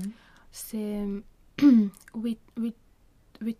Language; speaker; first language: French; non-native, learner; Swedish